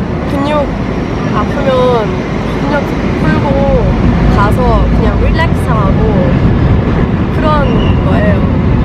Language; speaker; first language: Korean; non-native, learner; German